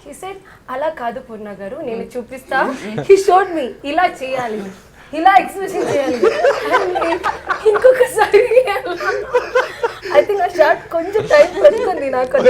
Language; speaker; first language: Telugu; non-native, learner; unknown